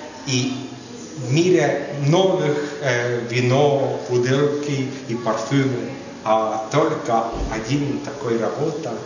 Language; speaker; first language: Russian; non-native, learner; Estonian